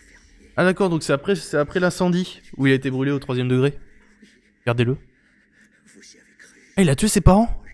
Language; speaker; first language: French; native; French